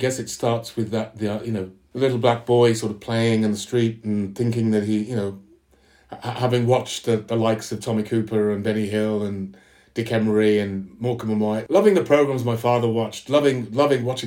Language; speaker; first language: English; native; English